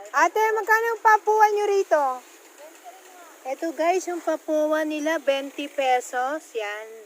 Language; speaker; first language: Filipino; non-native, local second language; Waray